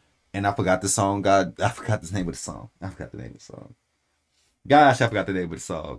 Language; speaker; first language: English; native; English